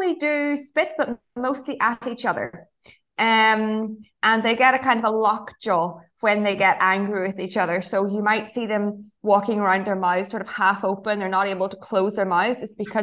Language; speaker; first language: English; native; English